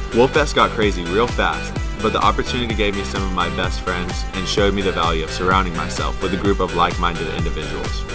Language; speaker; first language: English; native; English